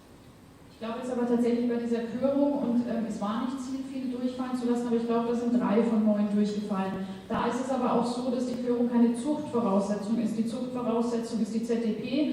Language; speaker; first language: German; native; German